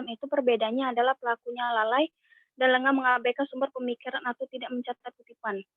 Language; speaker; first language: Indonesian; native; Indonesian